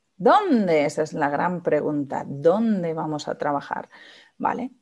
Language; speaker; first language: Spanish; native; Spanish